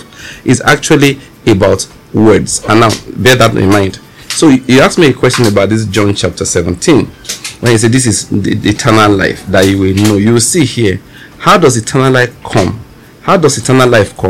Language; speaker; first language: English; non-native, local second language; Yoruba